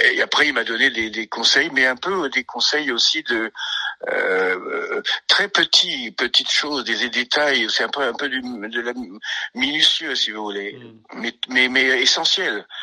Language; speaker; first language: French; native; French